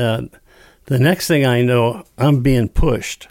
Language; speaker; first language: English; native; English